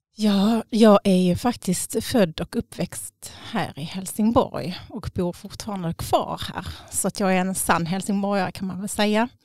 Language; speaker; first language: Swedish; native; Swedish